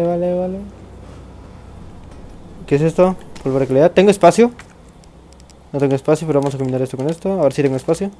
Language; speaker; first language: Spanish; native; Spanish